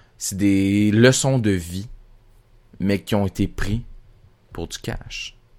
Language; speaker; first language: French; native; French